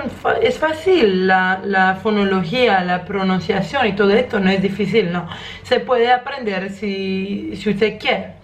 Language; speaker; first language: Spanish; non-native, fluent; Croatian